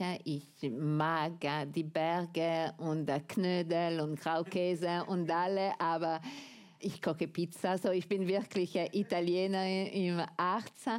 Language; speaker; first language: German; non-native, fluent; Italian